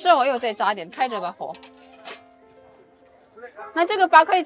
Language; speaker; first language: Chinese; non-native, fluent; Indonesian